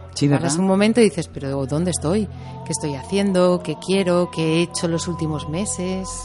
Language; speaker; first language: Spanish; native; Spanish